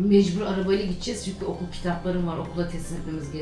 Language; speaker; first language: Turkish; native; Turkish